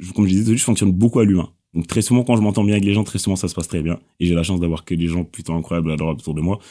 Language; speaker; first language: French; non-native, local second language; Wolof